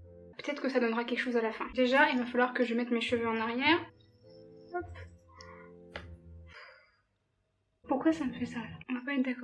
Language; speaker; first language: French; native; French